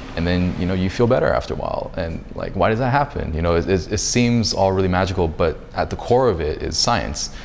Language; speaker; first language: English; native; English